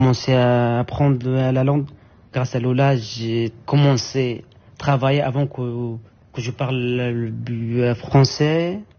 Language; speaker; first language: French; non-native, learner; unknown